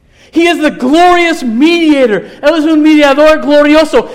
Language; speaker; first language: Spanish; non-native, fluent; English